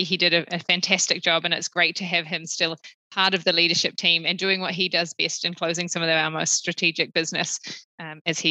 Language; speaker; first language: English; native; English